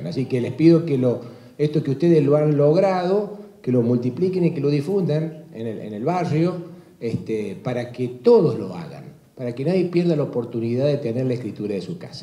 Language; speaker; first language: Spanish; native; Spanish